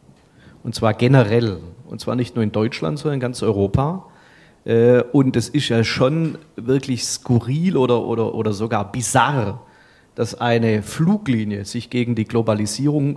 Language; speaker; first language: German; native; German